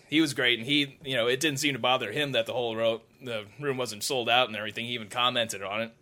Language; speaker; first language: English; native; English